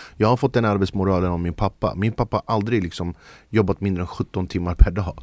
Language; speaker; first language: Swedish; early bilingual, other home language; Kurdish